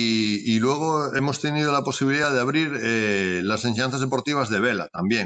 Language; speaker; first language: Spanish; native; Spanish